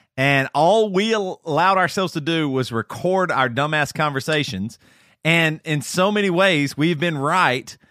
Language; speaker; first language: English; native; English